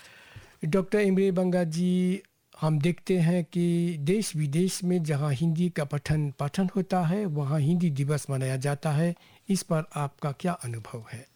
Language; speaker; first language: Hindi; native; Hindi